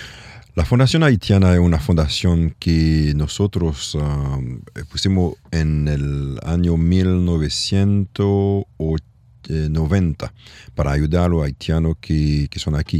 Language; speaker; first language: Spanish; non-native, learner; French